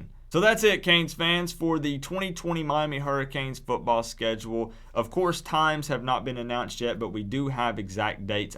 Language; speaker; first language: English; native; English